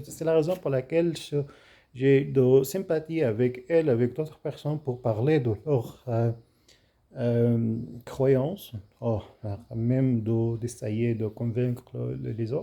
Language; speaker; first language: French; non-native, fluent; Arabic